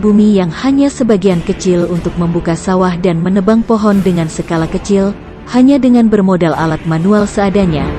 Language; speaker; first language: Indonesian; native; Indonesian